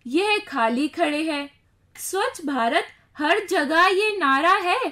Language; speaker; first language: Hindi; native; Hindi